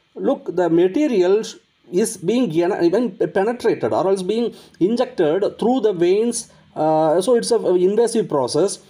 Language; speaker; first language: English; non-native, local second language; Malayalam